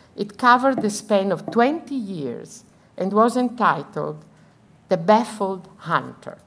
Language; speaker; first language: English; non-native, fluent; Italian